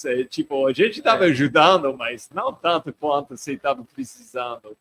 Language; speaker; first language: Portuguese; non-native, fluent; English